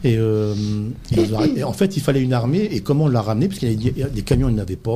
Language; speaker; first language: French; native; French